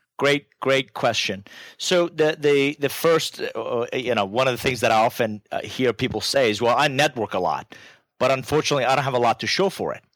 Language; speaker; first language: English; non-native, fluent; Persian